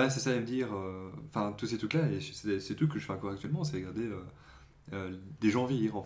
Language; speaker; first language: French; native; French